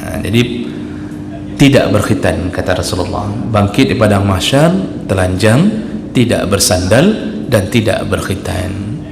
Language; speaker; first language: Malay; non-native, local second language; Achinese